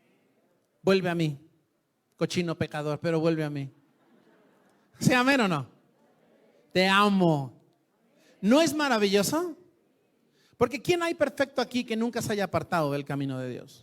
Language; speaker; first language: Spanish; native; Spanish